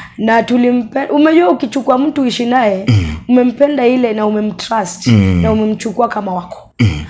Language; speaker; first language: Swahili; non-native, local second language; Luo (Kenya and Tanzania)